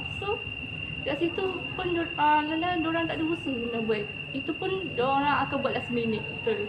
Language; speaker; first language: Malay; native; Malay